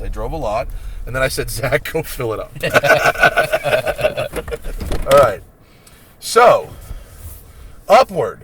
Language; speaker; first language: English; native; English